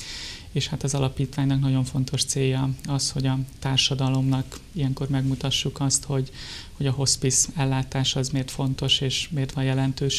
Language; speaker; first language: Hungarian; native; Hungarian